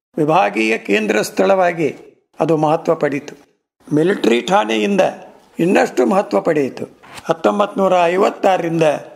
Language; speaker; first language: Kannada; native; Kannada